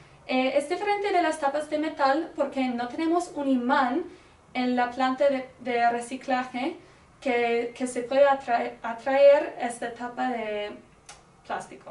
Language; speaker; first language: Spanish; non-native, learner; English